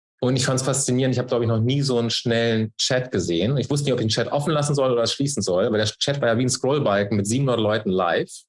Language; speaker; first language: German; native; German